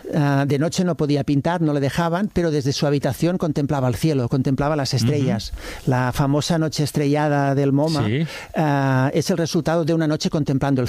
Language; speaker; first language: Spanish; native; Spanish